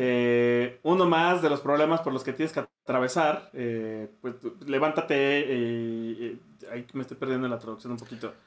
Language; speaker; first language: Spanish; native; Spanish